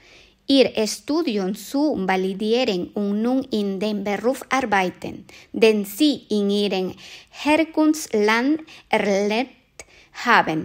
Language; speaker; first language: German; non-native, fluent; Spanish